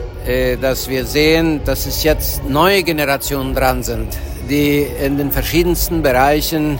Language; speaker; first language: German; early bilingual, heritage; Low German